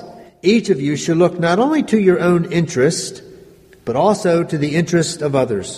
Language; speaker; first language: English; native; English